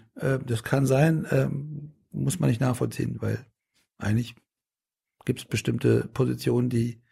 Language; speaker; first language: German; early bilingual, other home language; Persian